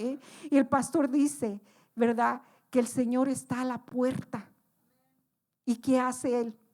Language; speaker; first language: Spanish; native; Spanish